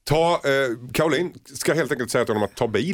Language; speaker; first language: Swedish; native; Swedish